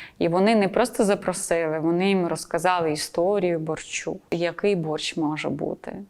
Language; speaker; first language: Ukrainian; non-native, local second language; Russian